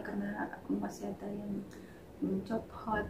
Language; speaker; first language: Indonesian; non-native, fluent; Russian